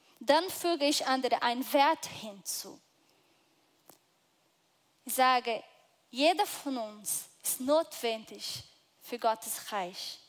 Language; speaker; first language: German; non-native, fluent; Portuguese